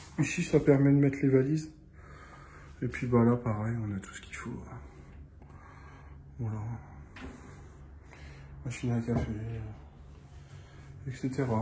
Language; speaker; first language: French; native; French